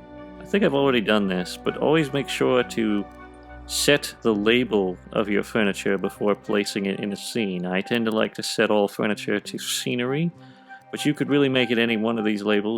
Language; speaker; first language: English; native; English